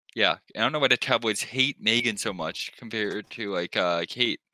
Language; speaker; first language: English; native; English